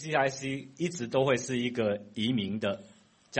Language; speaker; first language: Chinese; non-native, fluent; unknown